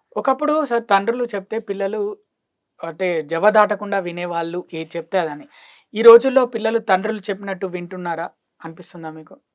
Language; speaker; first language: Telugu; native; Telugu